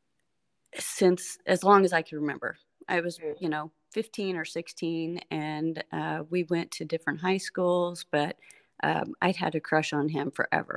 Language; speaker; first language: English; native; English